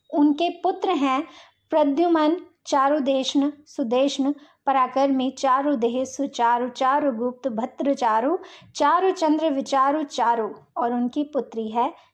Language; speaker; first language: Hindi; native; Hindi